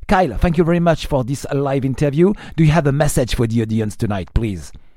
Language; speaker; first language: English; non-native, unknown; French